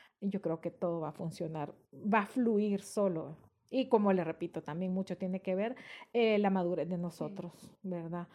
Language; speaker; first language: Spanish; native; Spanish